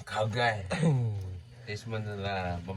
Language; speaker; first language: English; non-native, local second language; Fijian